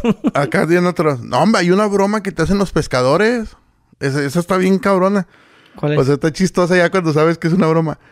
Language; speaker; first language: Spanish; native; Spanish